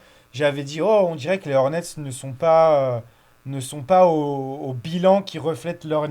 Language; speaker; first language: French; native; French